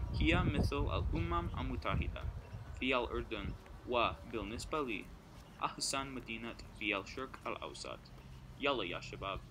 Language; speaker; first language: Arabic; non-native, learner; English